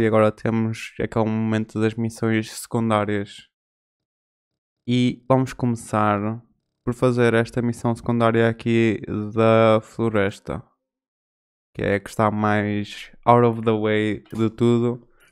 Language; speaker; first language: Portuguese; native; Portuguese